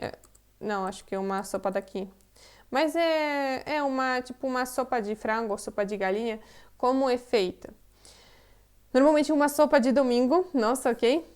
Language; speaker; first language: Portuguese; non-native, fluent; Polish